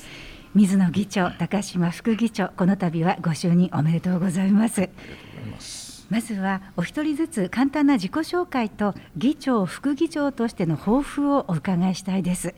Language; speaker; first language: Japanese; native; Japanese